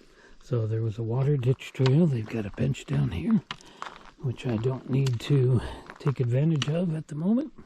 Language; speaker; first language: English; native; English